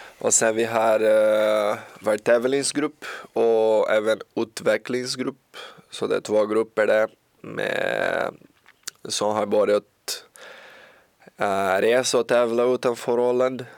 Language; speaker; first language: Swedish; non-native, learner; Portuguese